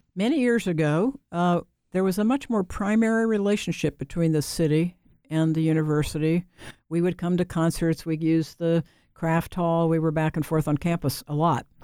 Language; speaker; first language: English; native; English